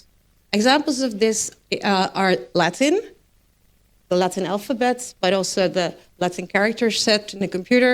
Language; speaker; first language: English; non-native, fluent; Dutch